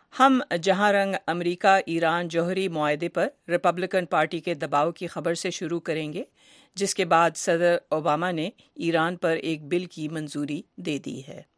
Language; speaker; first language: Urdu; native; Urdu